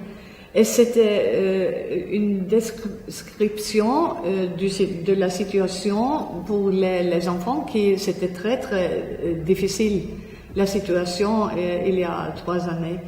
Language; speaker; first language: French; non-native, fluent; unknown